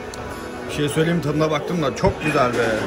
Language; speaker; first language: Turkish; native; Turkish